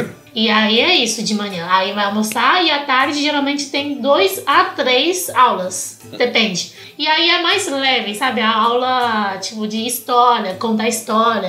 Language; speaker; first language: Portuguese; non-native, fluent; Chinese